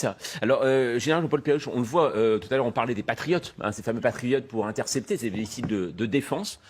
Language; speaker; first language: French; native; French